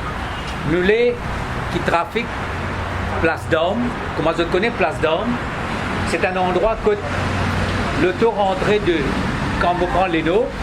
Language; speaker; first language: French; non-native, local second language; Morisyen